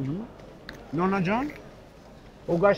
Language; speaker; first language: Russian; non-native, fluent; Armenian